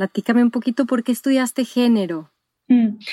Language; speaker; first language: Spanish; native; Spanish